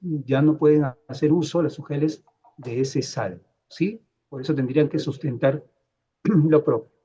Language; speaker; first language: Spanish; native; Spanish